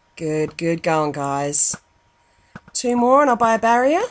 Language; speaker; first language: English; native; English